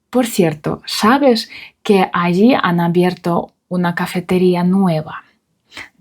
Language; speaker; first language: Spanish; non-native, fluent; Russian